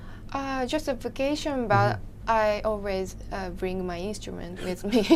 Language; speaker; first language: English; non-native, learner; Japanese